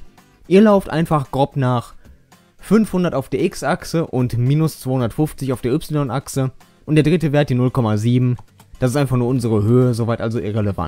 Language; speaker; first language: German; native; German